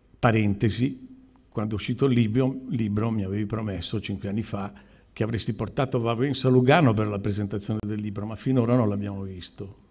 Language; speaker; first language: Italian; native; Italian